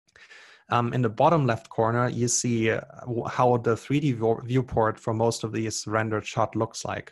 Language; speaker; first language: English; non-native, fluent; German